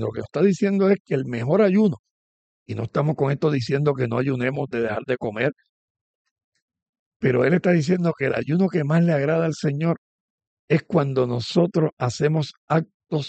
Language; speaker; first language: Spanish; native; Spanish